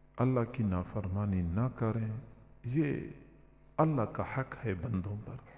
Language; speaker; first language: Urdu; non-native, local second language; Punjabi